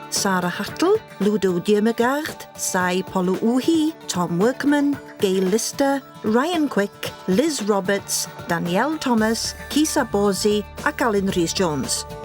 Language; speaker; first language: Welsh; native; Welsh